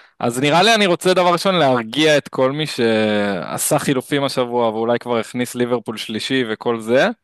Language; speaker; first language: Hebrew; native; Hebrew